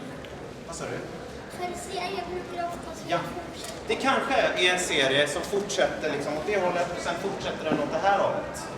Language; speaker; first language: Swedish; native; Swedish